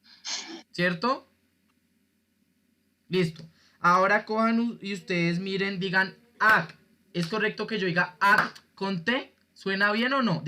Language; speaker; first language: Spanish; native; Spanish